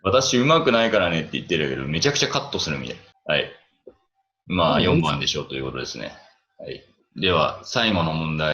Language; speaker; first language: Japanese; native; Japanese